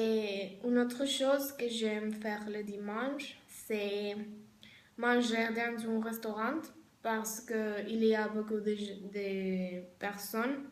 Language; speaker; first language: French; non-native, learner; Spanish